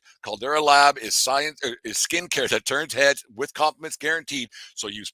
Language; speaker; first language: English; native; English